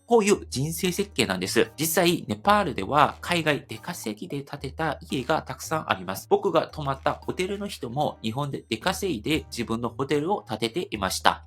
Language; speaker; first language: Japanese; non-native, fluent; Korean